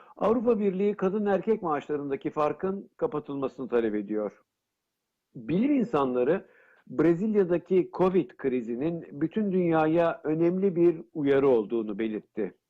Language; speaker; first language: Turkish; native; Turkish